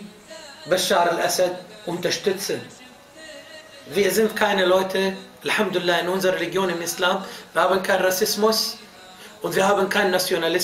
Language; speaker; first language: German; non-native, fluent; Arabic